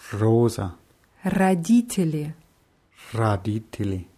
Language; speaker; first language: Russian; non-native, learner; German